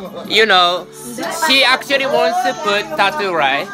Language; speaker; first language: English; non-native, learner; Japanese